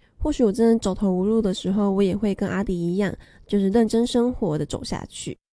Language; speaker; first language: Chinese; native; Chinese